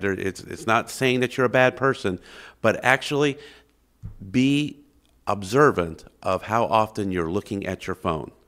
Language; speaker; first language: English; native; English